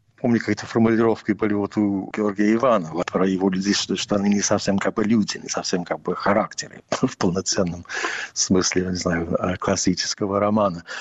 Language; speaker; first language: Russian; non-native, fluent; English